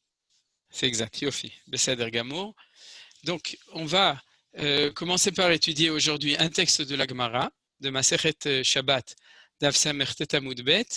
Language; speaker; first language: French; native; French